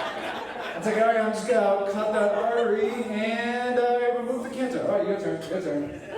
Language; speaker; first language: English; native; English